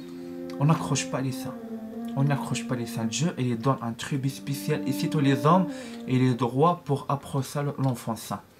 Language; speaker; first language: French; non-native, learner; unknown